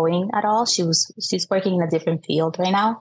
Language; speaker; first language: English; non-native, fluent; Spanish